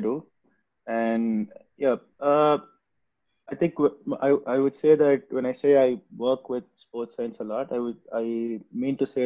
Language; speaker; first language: English; non-native, local second language; Tamil